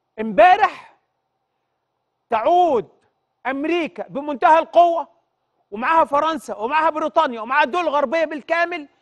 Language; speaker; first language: Arabic; native; Arabic